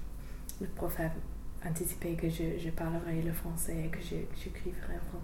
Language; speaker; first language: French; non-native, learner; English